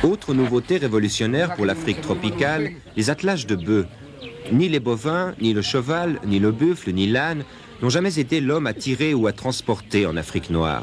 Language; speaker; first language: French; native; French